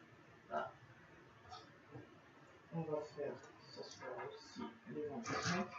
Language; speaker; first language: French; native; French